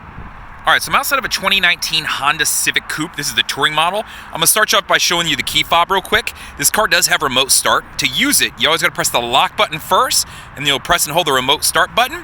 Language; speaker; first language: English; native; English